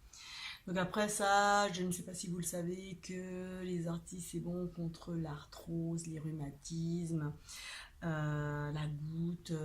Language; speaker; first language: French; native; French